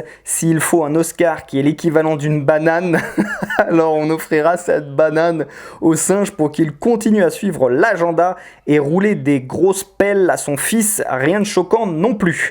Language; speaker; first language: French; native; French